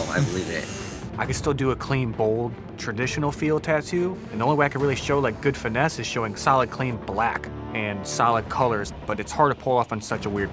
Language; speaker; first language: English; native; English